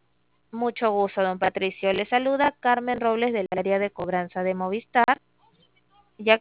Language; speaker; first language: Spanish; native; Spanish